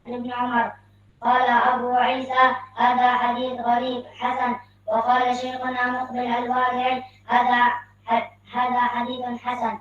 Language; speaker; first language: Arabic; non-native, fluent; Indonesian